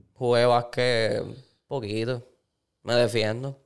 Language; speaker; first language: Spanish; native; Spanish